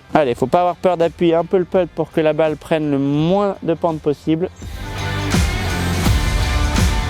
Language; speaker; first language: French; native; French